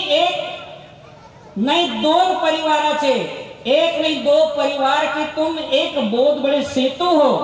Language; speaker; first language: Hindi; non-native, local second language; Marathi